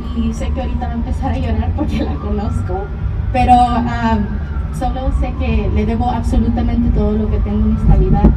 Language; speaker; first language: Spanish; early bilingual, heritage; Spanish